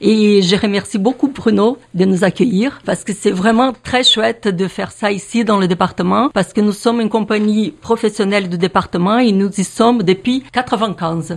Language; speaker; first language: French; non-native, fluent; Portuguese